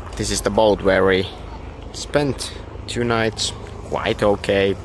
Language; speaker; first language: English; non-native, fluent; Finnish